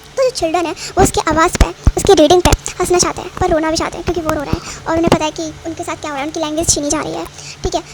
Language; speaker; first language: Hindi; native; Hindi